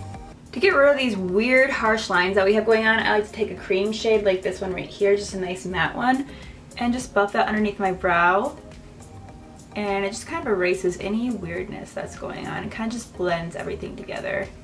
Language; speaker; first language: English; native; English